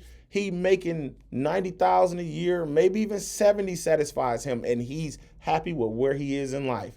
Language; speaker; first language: English; native; English